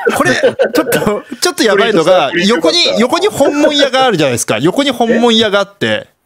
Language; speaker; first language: Japanese; native; Japanese